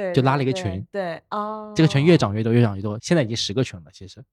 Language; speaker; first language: Chinese; native; Chinese